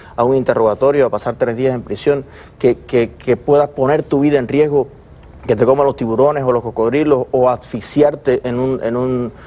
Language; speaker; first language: Spanish; native; Spanish